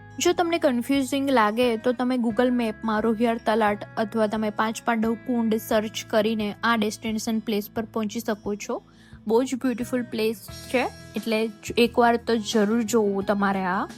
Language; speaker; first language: Gujarati; native; Gujarati